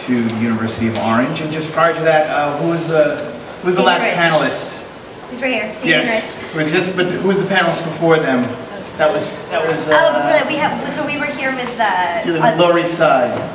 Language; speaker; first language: English; native; English